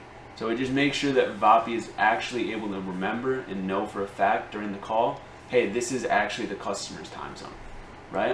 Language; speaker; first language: English; native; English